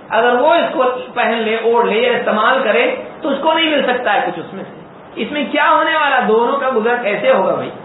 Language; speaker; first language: Urdu; native; Urdu